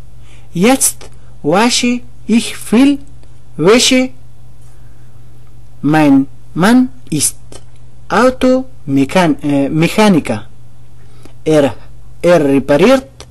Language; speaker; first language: German; non-native, learner; Pashto